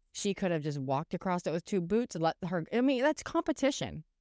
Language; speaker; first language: English; native; English